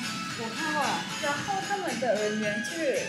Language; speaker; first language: Chinese; non-native, fluent; Vietnamese